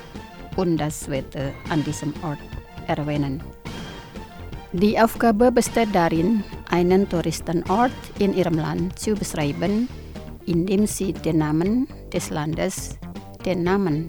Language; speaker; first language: German; non-native, fluent; Indonesian